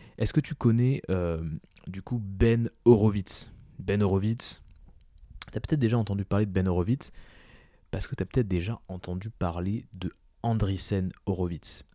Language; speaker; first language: French; native; French